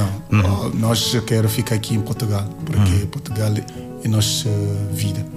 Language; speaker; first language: Portuguese; non-native, learner; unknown